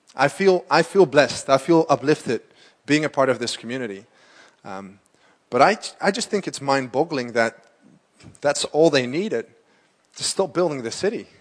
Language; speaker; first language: English; non-native, fluent; Dutch